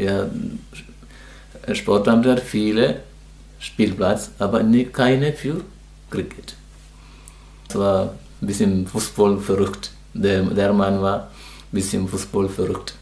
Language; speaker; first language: German; non-native, learner; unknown